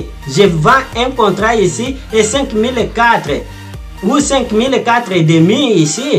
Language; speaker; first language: French; non-native, fluent; Portuguese